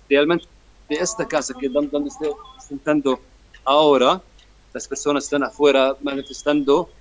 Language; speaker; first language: Spanish; non-native, fluent; Arabic